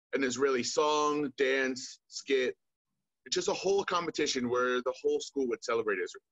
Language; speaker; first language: English; native; English